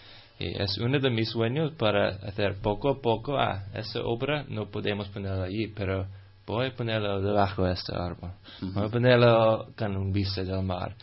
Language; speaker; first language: Spanish; non-native, fluent; English